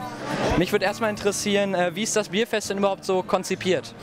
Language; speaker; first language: German; native; German